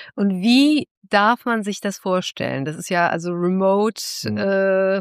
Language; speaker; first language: German; native; German